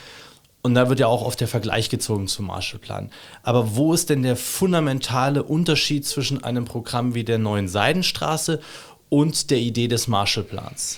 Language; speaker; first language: German; native; German